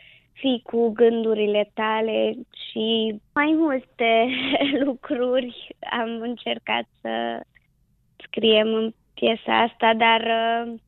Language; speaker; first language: Romanian; non-native, local second language; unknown